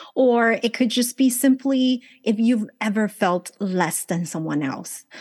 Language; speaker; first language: English; early bilingual, other home language; Chinese